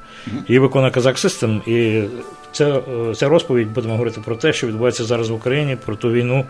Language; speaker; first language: Ukrainian; native; Ukrainian